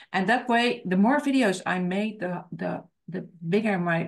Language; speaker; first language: English; non-native, fluent; Dutch